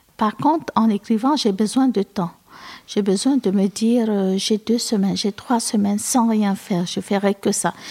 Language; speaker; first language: French; non-native, local second language; Fula